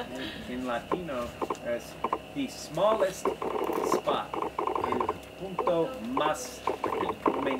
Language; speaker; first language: Spanish; non-native, learner; English